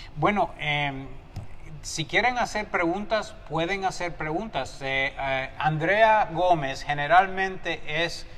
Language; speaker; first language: Spanish; early bilingual, heritage; Spanish